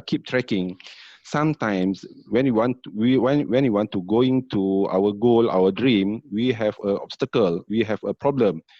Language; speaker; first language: English; non-native, learner; Malay